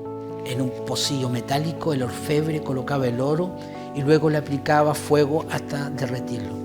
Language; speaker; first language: Spanish; native; Spanish